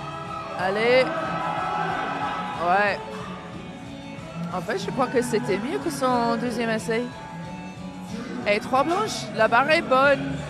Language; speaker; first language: French; non-native, learner; English